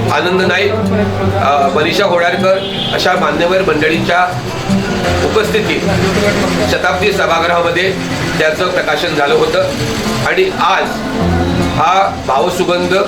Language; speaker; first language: Marathi; non-native, local second language; Konkani